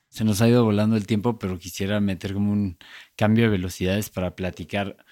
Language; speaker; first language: Spanish; native; Spanish